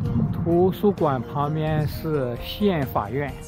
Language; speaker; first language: Chinese; native; Chinese